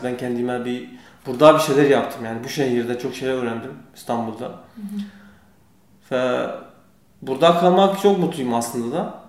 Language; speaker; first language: Turkish; non-native, learner; Kurdish